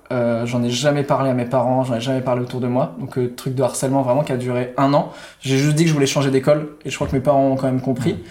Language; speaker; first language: French; native; French